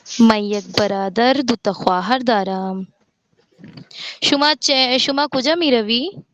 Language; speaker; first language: Persian; non-native, learner; Urdu